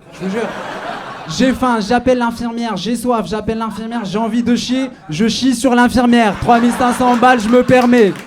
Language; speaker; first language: French; non-native, local second language; Arabic